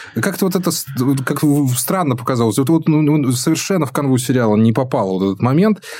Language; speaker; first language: Russian; native; Russian